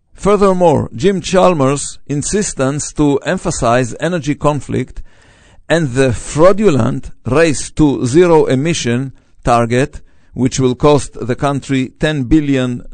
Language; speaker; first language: English; non-native, fluent; Hebrew